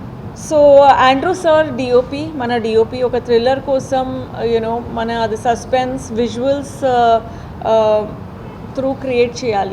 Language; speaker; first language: Telugu; non-native, fluent; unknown